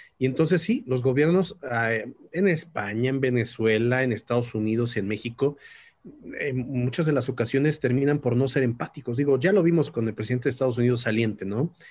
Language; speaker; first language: Spanish; native; Spanish